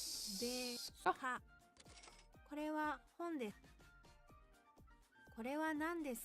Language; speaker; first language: Japanese; non-native, learner; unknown